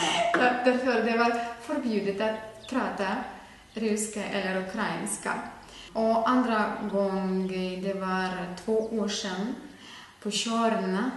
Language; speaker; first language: Swedish; non-native, fluent; Ukrainian